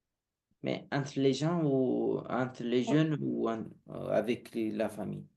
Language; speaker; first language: French; non-native, learner; Romanian